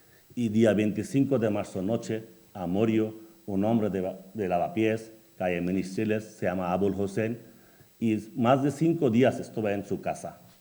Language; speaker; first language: Spanish; non-native, learner; Bangla